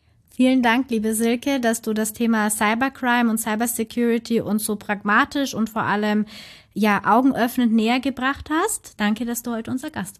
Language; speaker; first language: German; native; German